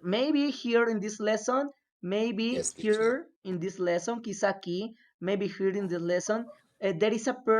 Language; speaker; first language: English; non-native, fluent; Spanish